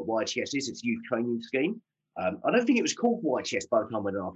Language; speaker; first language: English; native; English